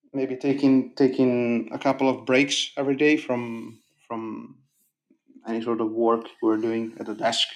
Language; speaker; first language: English; non-native, fluent; Italian